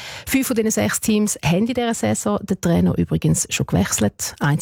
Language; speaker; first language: German; native; German